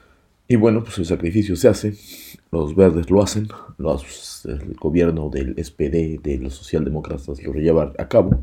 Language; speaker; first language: Spanish; native; Spanish